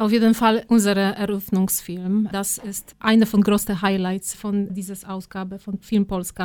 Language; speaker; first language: German; non-native, fluent; Polish